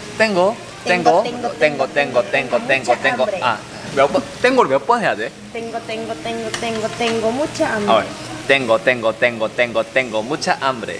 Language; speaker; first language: Spanish; early bilingual, other home language; Korean